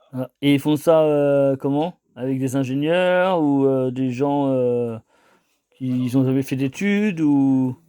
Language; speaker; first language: French; native; French